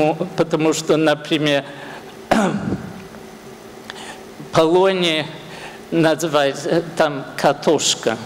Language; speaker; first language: Russian; non-native, fluent; English